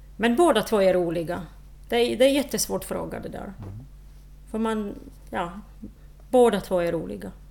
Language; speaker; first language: Swedish; non-native, fluent; Slovak